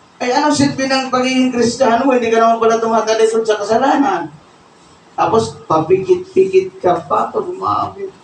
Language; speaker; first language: Filipino; non-native, local second language; Bikol